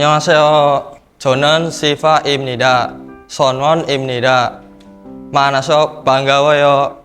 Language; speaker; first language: Korean; non-native, learner; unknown